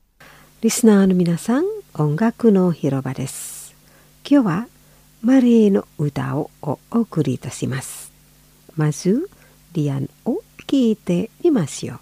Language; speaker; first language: Japanese; non-native, fluent; Indonesian